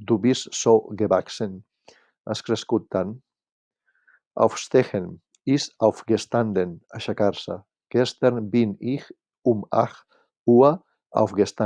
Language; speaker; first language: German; non-native, fluent; Catalan